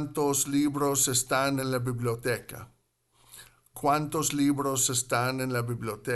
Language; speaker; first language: Spanish; non-native, fluent; English